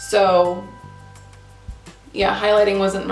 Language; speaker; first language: English; native; English